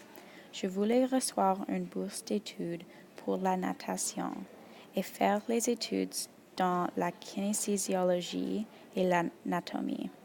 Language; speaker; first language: French; non-native, local second language; English